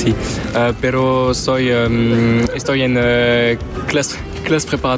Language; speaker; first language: Spanish; non-native, learner; French